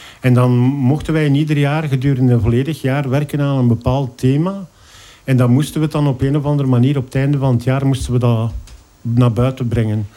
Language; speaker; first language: Dutch; native; Dutch